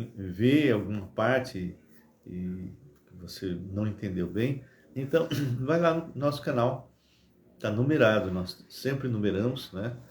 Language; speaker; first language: Portuguese; native; Portuguese